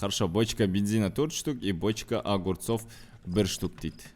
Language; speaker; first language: Russian; non-native, local second language; Kazakh